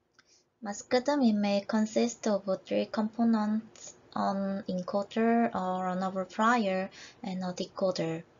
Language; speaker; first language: English; non-native, fluent; Korean